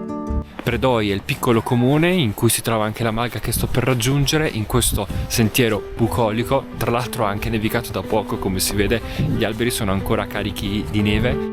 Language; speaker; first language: Italian; native; Italian